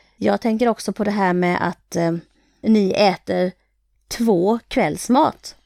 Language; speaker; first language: Swedish; early bilingual, other home language; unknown